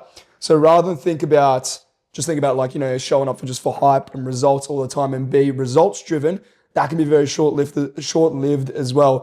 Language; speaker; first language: English; native; English